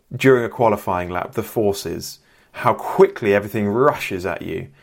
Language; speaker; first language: English; native; English